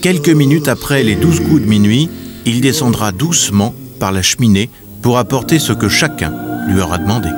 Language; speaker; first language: French; native; French